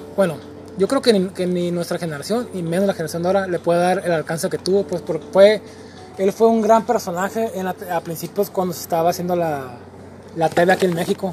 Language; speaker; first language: Spanish; native; Spanish